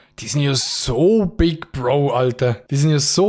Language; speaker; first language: German; native; German